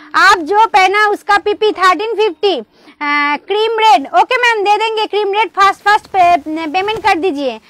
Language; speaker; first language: Hindi; non-native, local second language; Bangla